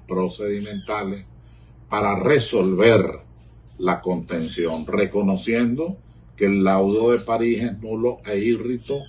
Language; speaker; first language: Spanish; native; Spanish